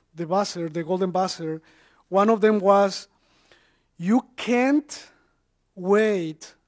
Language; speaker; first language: English; non-native, fluent; Spanish